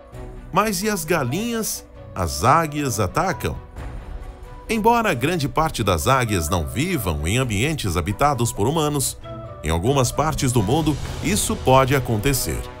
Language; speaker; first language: Portuguese; native; Portuguese